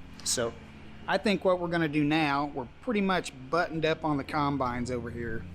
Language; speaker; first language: English; native; English